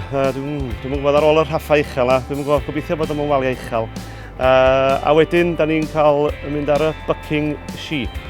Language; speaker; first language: Welsh; native; Welsh